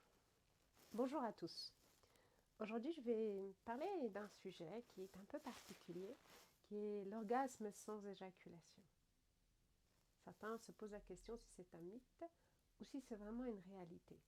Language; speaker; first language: French; native; French